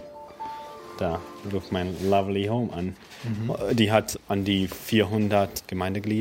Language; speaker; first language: German; early bilingual, other home language; Russian